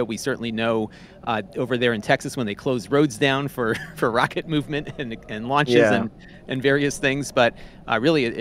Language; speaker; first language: English; native; English